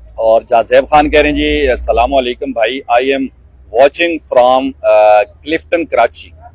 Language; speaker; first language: Urdu; non-native, local second language; Northern Hindko